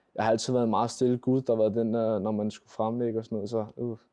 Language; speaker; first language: Danish; native; Danish